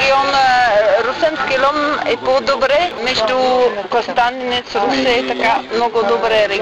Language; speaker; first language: Bulgarian; non-native, learner; Dutch